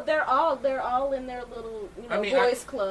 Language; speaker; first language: English; native; English